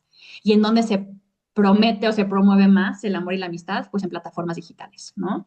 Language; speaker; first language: Spanish; native; Spanish